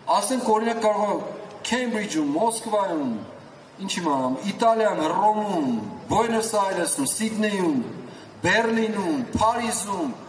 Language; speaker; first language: Armenian; native; Armenian